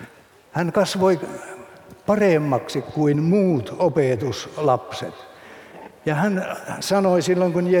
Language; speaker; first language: Finnish; native; Finnish